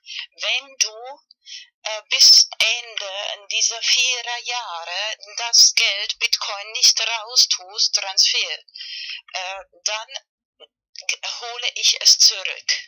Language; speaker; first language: German; non-native, fluent; Spanish